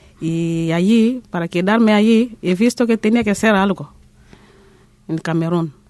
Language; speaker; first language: Spanish; non-native, learner; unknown